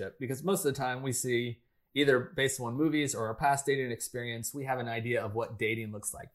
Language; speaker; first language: English; native; English